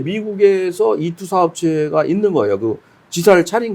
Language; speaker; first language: Korean; native; Korean